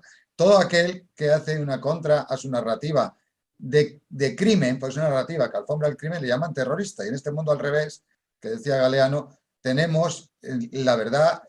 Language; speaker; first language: Spanish; native; Spanish